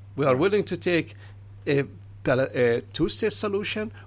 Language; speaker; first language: English; non-native, fluent; Arabic